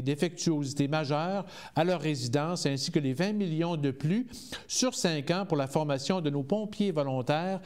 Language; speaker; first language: French; native; French